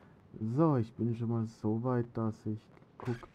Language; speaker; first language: German; native; German